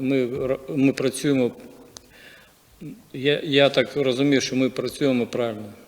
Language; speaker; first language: Ukrainian; non-native, local second language; Russian